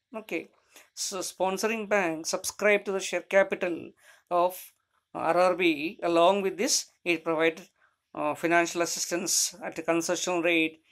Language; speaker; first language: English; non-native, local second language; Malayalam